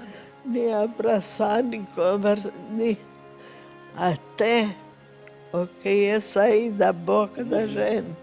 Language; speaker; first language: Portuguese; non-native, fluent; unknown